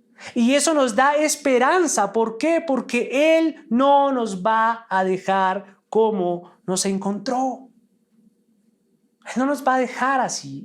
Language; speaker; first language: Spanish; native; Spanish